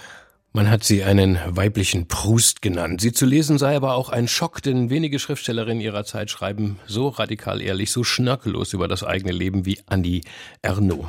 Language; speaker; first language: German; native; German